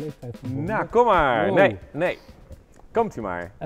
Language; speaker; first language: Dutch; native; Dutch